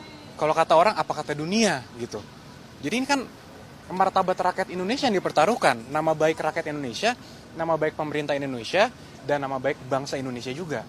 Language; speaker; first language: Indonesian; native; Indonesian